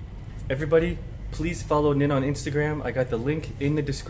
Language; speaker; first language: English; native; English